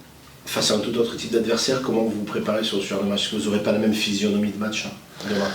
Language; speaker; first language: French; native; French